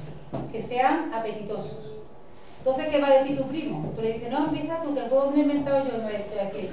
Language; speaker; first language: Spanish; native; Spanish